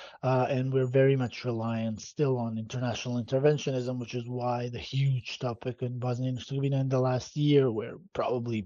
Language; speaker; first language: English; non-native, fluent; Bosnian